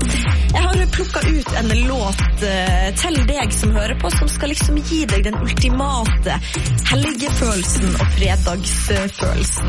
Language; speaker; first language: Norwegian; native; Norwegian